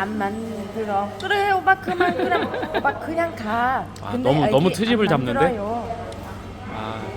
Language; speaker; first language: Korean; non-native, learner; Vietnamese